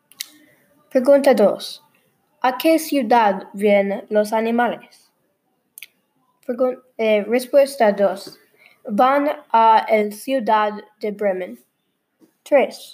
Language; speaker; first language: Spanish; non-native, learner; English